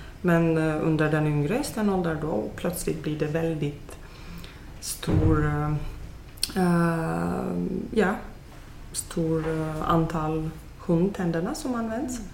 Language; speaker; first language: Swedish; non-native, fluent; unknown